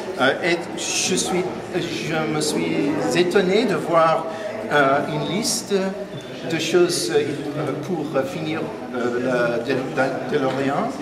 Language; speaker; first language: French; non-native, fluent; English